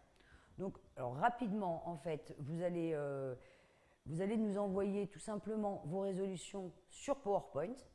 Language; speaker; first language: French; native; French